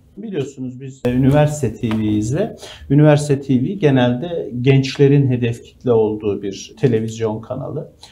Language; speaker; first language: Turkish; native; Turkish